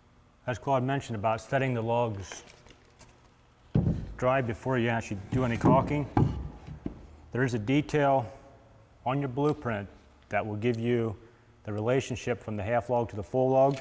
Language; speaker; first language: English; native; English